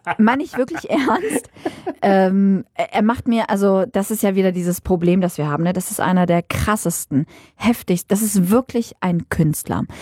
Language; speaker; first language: German; early bilingual, other home language; Arabic